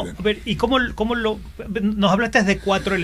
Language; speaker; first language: Spanish; native; Spanish